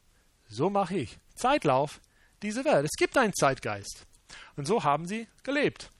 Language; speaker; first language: German; non-native, fluent; English